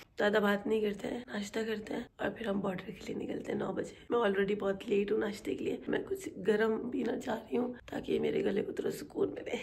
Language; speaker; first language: Urdu; non-native, local second language; Baluchi